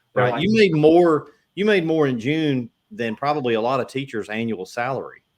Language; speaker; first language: English; native; English